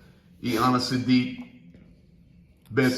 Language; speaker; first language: Russian; non-native, learner; English